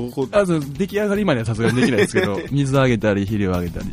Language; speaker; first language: Japanese; native; Japanese